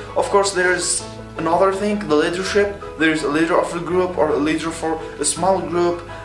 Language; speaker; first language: English; non-native, fluent; Arabic